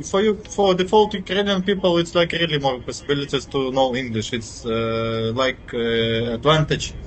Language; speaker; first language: English; non-native, fluent; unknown